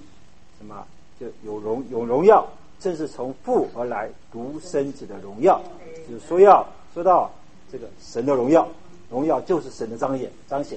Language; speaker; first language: Chinese; native; Chinese